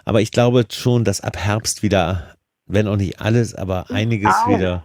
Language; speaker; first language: German; native; German